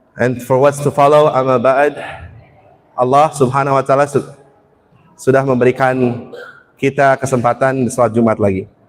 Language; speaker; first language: Indonesian; early bilingual, heritage; Indonesian